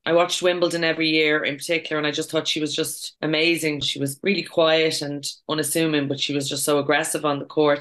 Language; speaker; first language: English; native; English